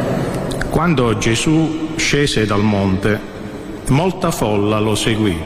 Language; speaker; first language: Italian; native; Italian